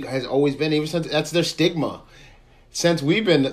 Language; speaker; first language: English; native; English